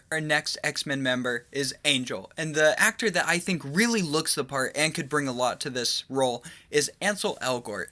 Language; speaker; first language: English; native; English